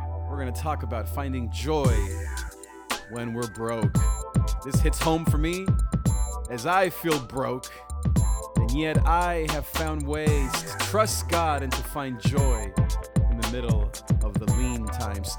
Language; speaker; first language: English; early bilingual, other home language; Spanish